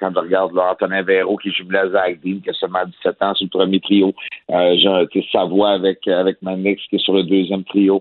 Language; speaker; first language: French; native; French